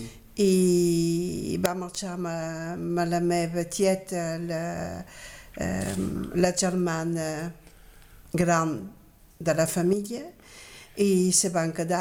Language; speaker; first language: Catalan; early bilingual, heritage; Catalan